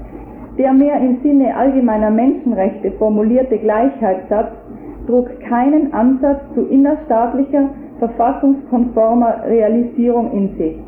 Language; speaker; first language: German; native; German